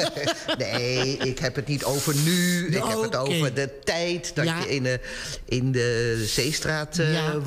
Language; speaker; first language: Dutch; native; Dutch